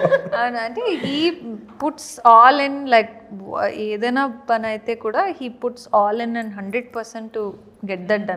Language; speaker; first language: Telugu; non-native, learner; Kannada